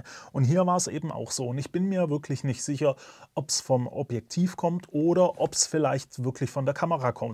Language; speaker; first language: German; native; German